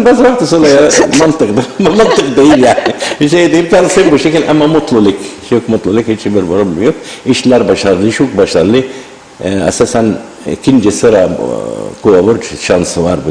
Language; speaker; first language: Turkish; non-native, learner; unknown